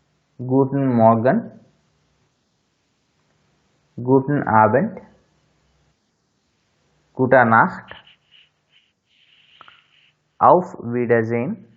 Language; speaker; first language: German; non-native, fluent; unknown